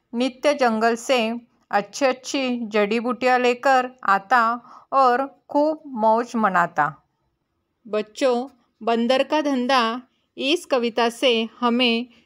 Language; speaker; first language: Hindi; non-native, local second language; Marathi